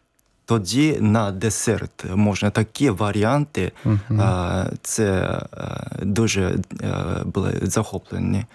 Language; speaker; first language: Ukrainian; non-native, fluent; Japanese